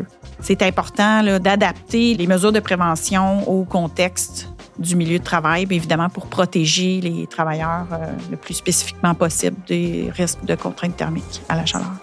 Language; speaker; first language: French; native; French